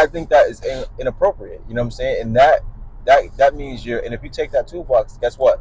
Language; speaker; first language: English; native; English